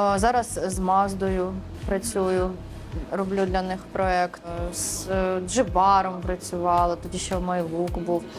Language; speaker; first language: Ukrainian; early bilingual, other home language; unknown